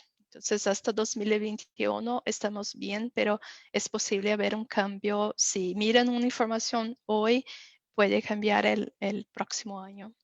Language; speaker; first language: Spanish; non-native, fluent; Portuguese